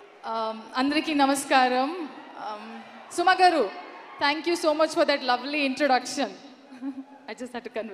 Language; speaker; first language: Telugu; non-native, learner; Kannada